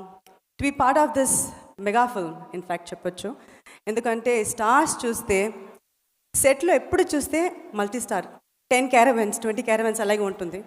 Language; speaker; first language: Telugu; non-native, learner; Tamil